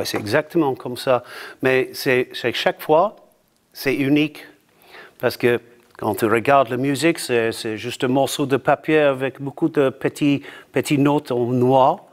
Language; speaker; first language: French; non-native, learner; English